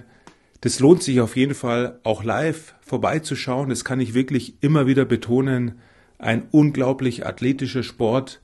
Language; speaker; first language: German; native; German